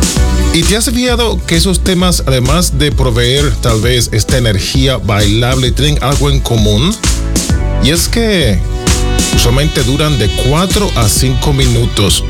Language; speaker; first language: Spanish; native; Spanish